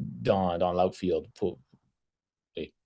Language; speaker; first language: French; non-native, fluent; English